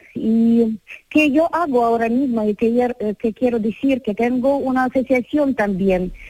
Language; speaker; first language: Spanish; non-native, learner; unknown